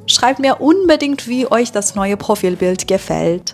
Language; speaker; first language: German; non-native, fluent; Persian